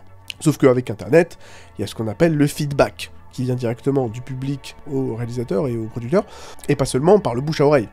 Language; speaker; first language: French; native; French